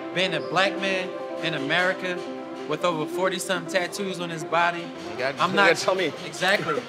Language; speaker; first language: English; native; English